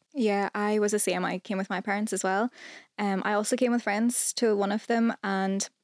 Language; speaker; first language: English; native; English